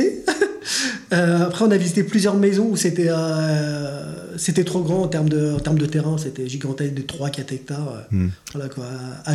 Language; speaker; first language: French; native; French